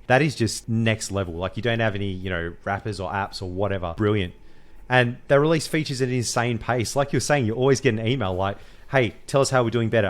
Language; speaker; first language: English; native; English